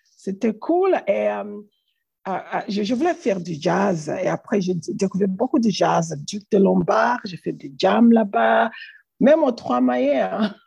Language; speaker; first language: French; non-native, learner; English